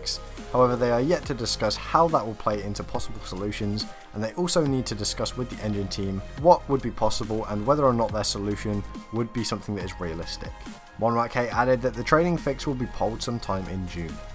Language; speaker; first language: English; native; English